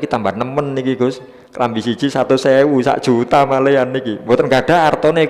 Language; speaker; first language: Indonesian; non-native, local second language; Javanese